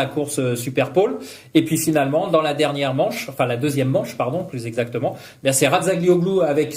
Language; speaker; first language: French; native; French